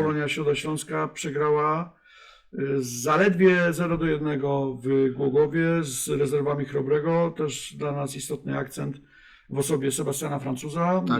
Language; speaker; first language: Polish; native; Polish